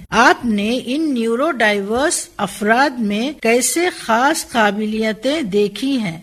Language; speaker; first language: Urdu; native; Urdu